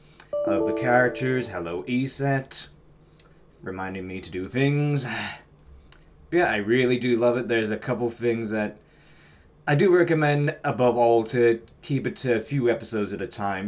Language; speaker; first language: English; native; English